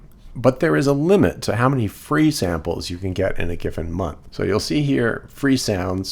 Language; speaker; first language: English; native; English